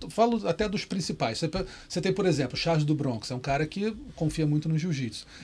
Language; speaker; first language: Portuguese; native; Portuguese